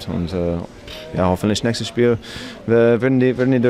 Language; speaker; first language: German; non-native, fluent; English